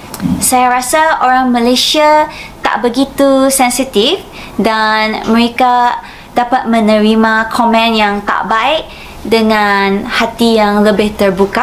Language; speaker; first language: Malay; non-native, fluent; Japanese